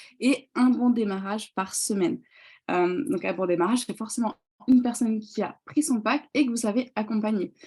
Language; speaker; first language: French; native; French